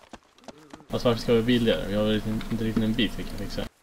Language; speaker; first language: Swedish; native; Swedish